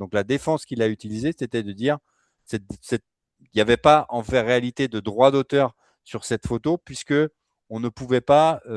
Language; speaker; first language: French; native; French